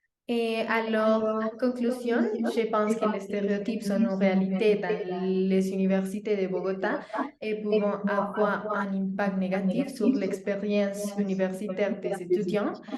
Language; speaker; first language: French; non-native, learner; Spanish